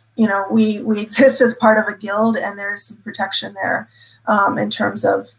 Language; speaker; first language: English; native; English